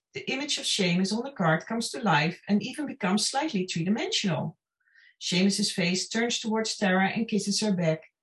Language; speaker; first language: English; non-native, fluent; Dutch